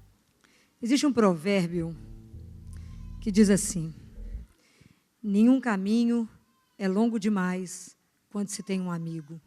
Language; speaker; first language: Portuguese; native; Portuguese